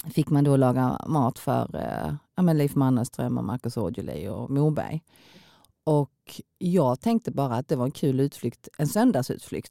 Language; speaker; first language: Swedish; early bilingual, other home language; Korean